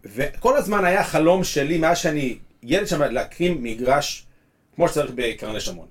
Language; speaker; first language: Hebrew; early bilingual, other home language; English